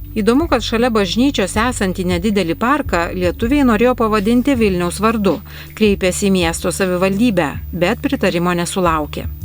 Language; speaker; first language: Lithuanian; native; Lithuanian